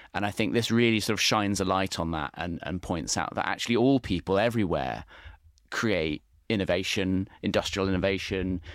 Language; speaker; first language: English; native; English